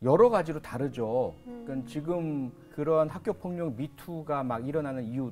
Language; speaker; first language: Korean; native; Korean